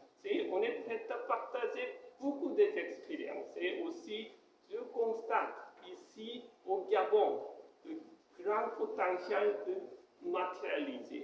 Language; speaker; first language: French; non-native, fluent; Korean